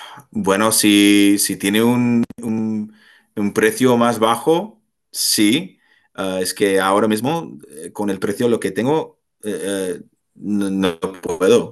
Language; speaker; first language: Spanish; non-native, fluent; English